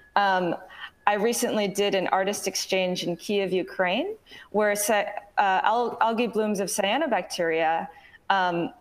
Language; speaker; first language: English; native; English